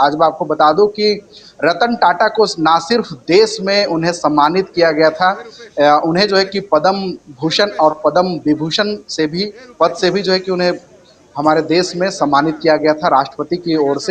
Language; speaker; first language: Hindi; native; Hindi